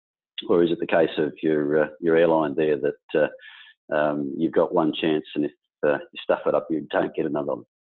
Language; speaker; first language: English; native; English